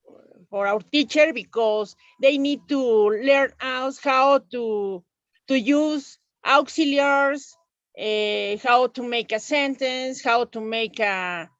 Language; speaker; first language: English; non-native, learner; Spanish